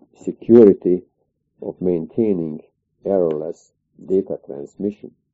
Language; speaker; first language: English; non-native, fluent; Hungarian